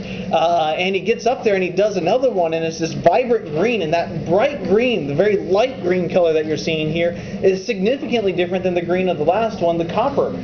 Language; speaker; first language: English; native; English